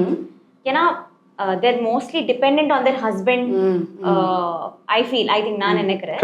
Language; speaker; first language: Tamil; non-native, learner; Telugu